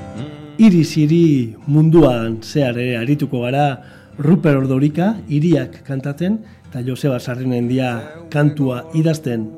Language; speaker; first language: Basque; native; Basque